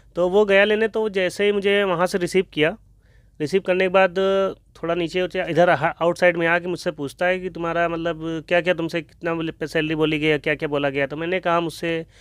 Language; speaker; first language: Hindi; native; Hindi